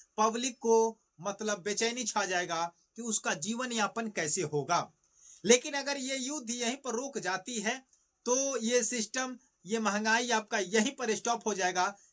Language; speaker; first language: Hindi; native; Hindi